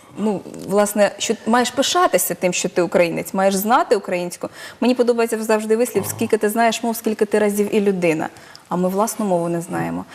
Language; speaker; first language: Ukrainian; native; Ukrainian